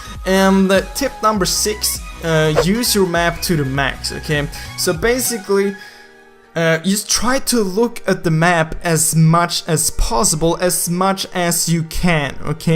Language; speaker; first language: English; non-native, fluent; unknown